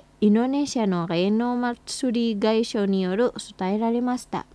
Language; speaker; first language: Japanese; non-native, fluent; Indonesian